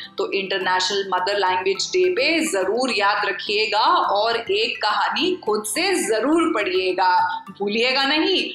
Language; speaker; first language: Hindi; native; Hindi